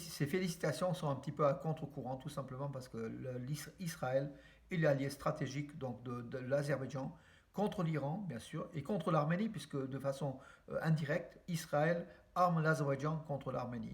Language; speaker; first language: French; native; French